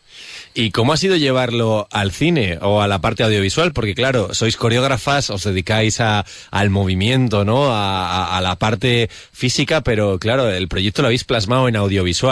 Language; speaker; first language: Spanish; native; Spanish